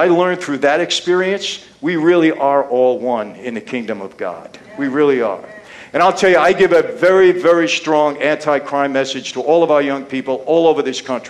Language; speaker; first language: English; native; English